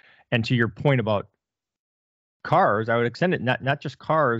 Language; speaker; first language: English; native; English